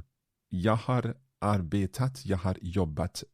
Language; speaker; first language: Swedish; non-native, learner; English